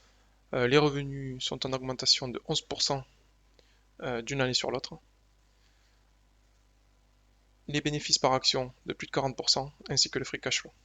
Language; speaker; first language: French; native; French